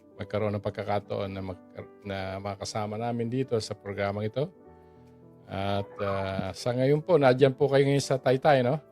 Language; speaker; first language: Filipino; native; Filipino